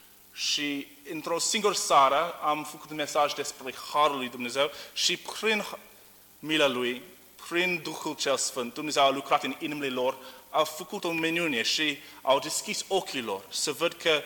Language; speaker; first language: Romanian; non-native, learner; English